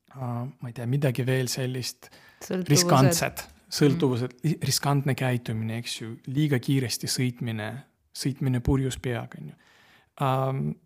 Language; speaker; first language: Estonian; non-native, local second language; Russian